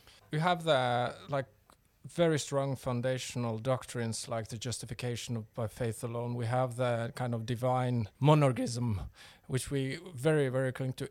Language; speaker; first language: English; non-native, fluent; Norwegian